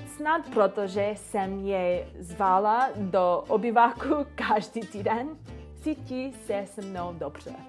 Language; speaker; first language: Czech; non-native, learner; English